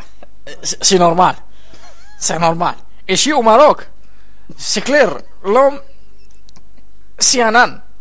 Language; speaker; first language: French; non-native, local second language; Arabic